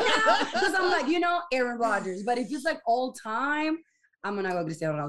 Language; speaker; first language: English; non-native, fluent; Spanish